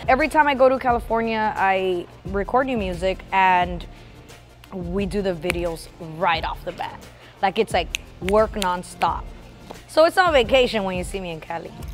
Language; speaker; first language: English; native; English